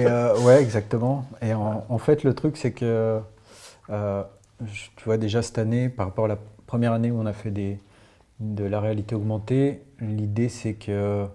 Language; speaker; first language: French; native; French